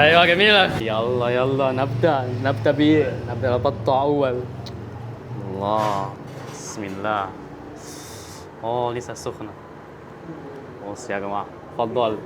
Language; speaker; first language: Arabic; non-native, fluent; Chinese